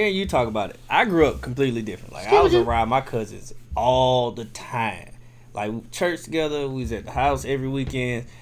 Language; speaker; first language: English; native; English